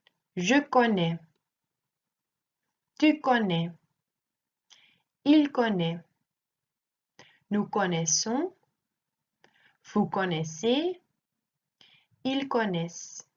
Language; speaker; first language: French; non-native, learner; Dutch